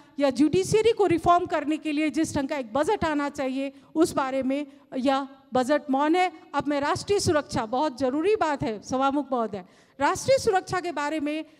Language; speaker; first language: Hindi; non-native, local second language; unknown